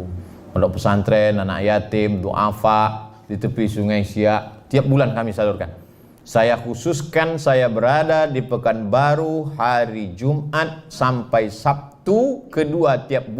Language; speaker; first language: Indonesian; native; Indonesian